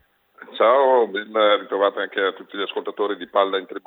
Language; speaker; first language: Italian; native; Italian